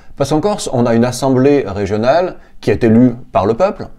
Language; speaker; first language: French; native; French